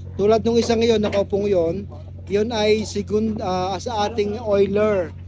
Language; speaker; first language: Filipino; native; Filipino